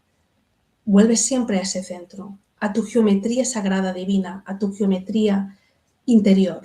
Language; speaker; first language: Spanish; native; Spanish